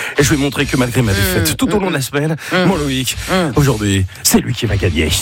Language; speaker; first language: French; native; French